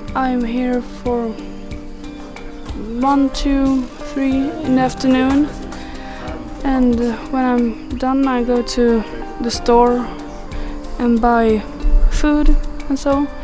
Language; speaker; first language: English; non-native, learner; Swedish